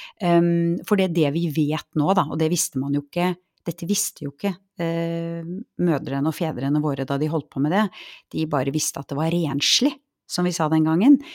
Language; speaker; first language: Norwegian; native; Norwegian